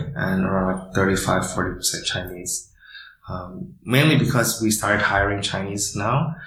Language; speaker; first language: English; non-native, fluent; Indonesian